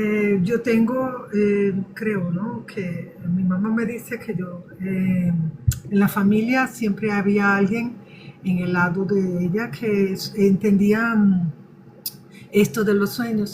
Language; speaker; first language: Spanish; early bilingual, other home language; Portuguese